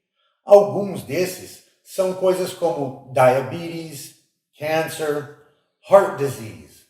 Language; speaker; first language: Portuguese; non-native, fluent; English